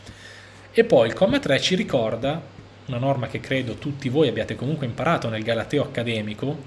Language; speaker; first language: Italian; native; Italian